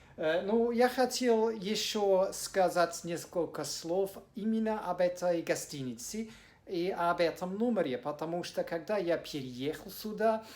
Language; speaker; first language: Russian; non-native, fluent; English